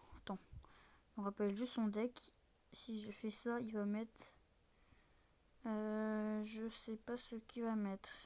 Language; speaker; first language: French; native; French